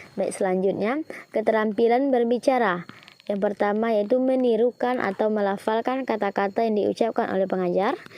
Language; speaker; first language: Indonesian; native; Indonesian